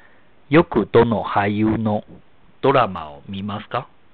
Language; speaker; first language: Japanese; non-native, fluent; Chinese